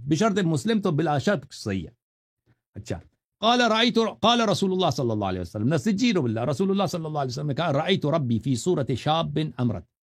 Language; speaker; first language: Urdu; non-native, local second language; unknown